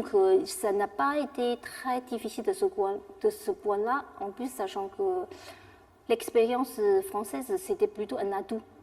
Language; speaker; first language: French; non-native, fluent; Chinese